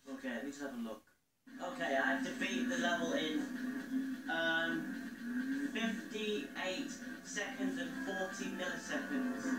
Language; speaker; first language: English; native; English